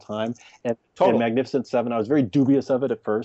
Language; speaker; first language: English; native; English